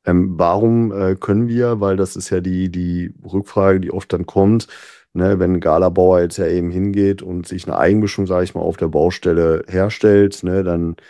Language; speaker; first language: German; native; German